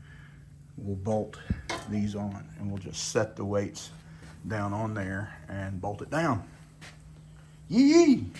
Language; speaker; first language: English; native; English